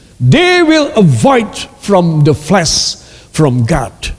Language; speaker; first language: English; non-native, learner; Indonesian